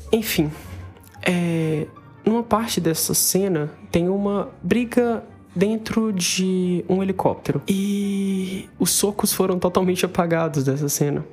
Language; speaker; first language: Portuguese; native; Portuguese